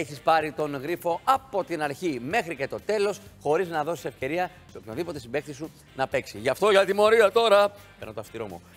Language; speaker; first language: Greek; native; Greek